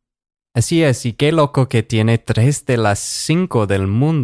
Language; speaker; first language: Spanish; non-native, fluent; English